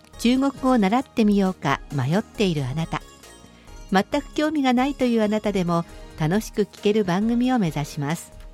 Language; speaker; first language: Japanese; native; Japanese